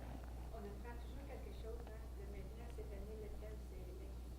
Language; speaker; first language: French; native; French